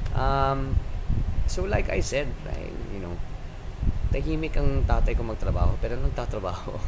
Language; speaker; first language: Filipino; native; Filipino